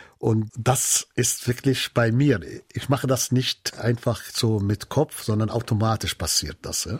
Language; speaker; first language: German; non-native, fluent; Arabic